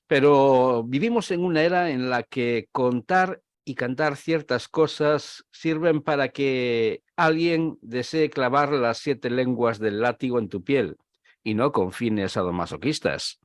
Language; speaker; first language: Spanish; native; Spanish